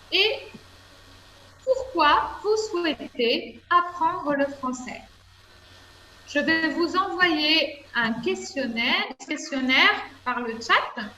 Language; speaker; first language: French; non-native, fluent; Spanish